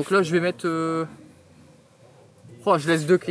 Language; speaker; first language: French; native; French